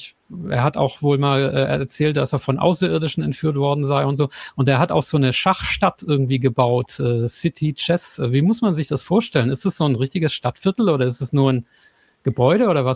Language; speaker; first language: German; native; German